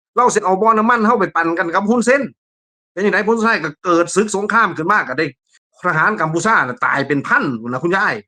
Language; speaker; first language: Thai; native; Thai